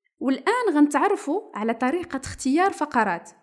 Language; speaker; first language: Arabic; native; Arabic